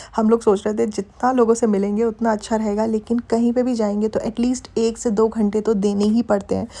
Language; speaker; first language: Hindi; native; Hindi